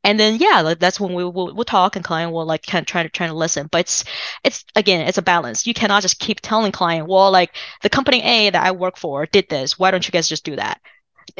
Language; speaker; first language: English; non-native, fluent; Chinese